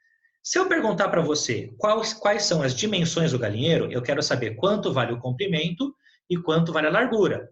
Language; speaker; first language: Portuguese; native; Portuguese